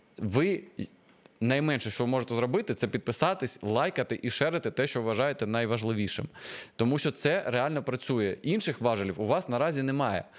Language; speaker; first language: Ukrainian; non-native, local second language; Russian